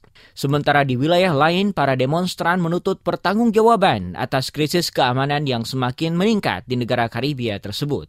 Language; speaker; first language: Indonesian; native; Indonesian